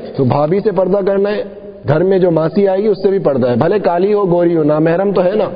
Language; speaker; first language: Urdu; non-native, local second language; Sindhi